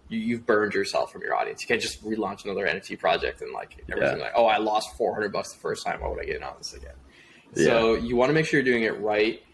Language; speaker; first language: English; native; English